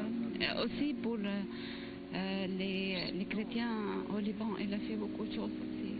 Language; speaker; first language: French; non-native, local second language; Arabic